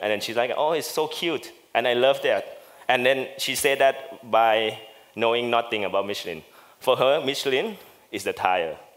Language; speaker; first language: English; non-native, fluent; Thai